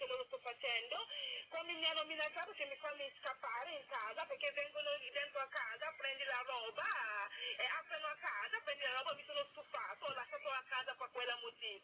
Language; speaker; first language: Italian; non-native, learner; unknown